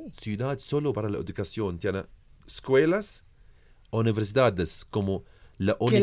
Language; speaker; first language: Spanish; non-native, learner; Arabic